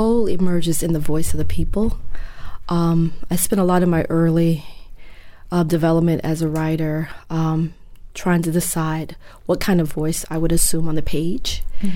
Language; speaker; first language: English; native; English